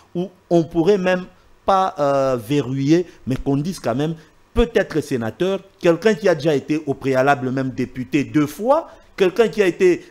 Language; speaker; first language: French; non-native, local second language; Swahili